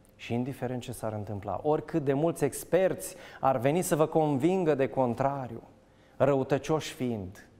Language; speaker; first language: Romanian; native; Romanian